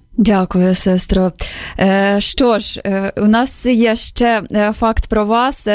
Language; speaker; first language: Ukrainian; native; Ukrainian